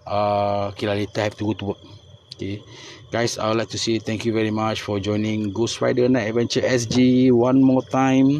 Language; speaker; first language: English; non-native, local second language; Malay